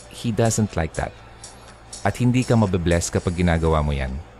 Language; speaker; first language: English; non-native, local second language; Filipino